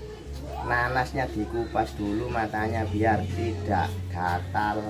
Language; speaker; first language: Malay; non-native, local second language; Javanese